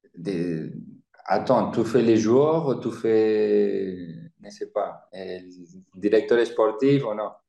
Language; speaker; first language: French; non-native, learner; Spanish